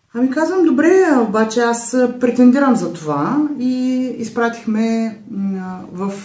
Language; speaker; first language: Bulgarian; native; Bulgarian